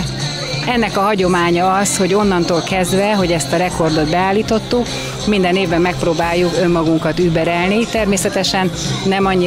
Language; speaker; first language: Hungarian; native; Hungarian